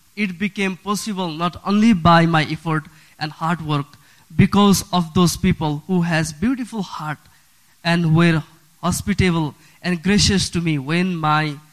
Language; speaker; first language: English; non-native, fluent; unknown